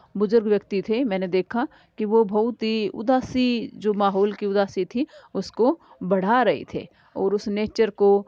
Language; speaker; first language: Hindi; native; Hindi